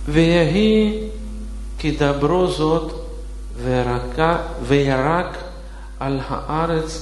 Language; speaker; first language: Hebrew; non-native, fluent; Russian